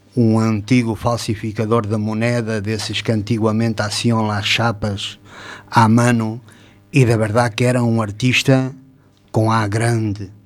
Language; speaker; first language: Spanish; non-native, fluent; Portuguese